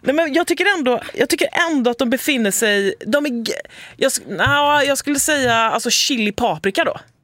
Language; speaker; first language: Swedish; native; Swedish